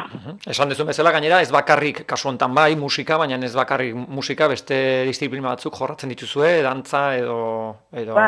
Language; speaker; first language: Basque; native; Basque